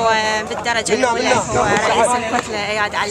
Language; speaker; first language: Arabic; native; Arabic